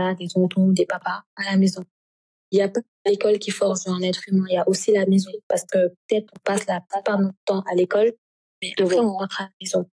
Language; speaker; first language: French; non-native, local second language; Wolof